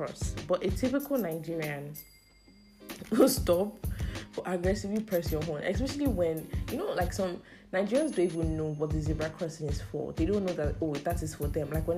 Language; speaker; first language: English; non-native, local second language; Yoruba